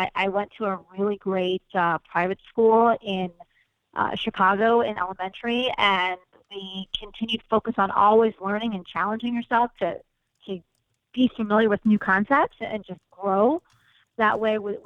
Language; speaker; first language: English; native; English